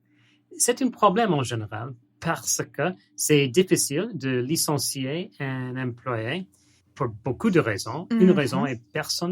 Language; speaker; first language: French; non-native, learner; English